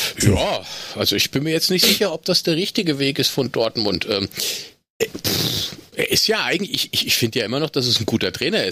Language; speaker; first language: German; native; German